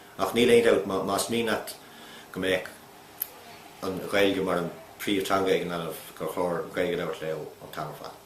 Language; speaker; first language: Irish; native; Irish